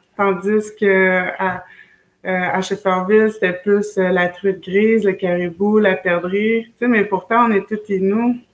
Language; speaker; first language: French; native; French